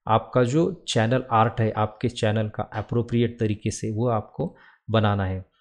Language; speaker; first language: Hindi; non-native, local second language; Marathi